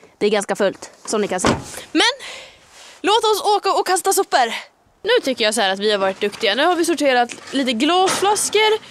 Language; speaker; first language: Swedish; native; Swedish